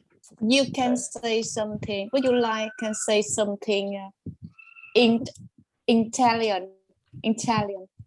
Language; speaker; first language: English; non-native, learner; Vietnamese